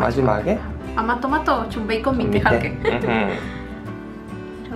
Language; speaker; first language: Korean; non-native, learner; Spanish